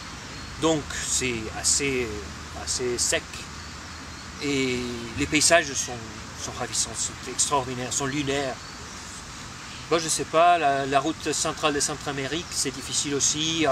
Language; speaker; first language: French; non-native, fluent; Spanish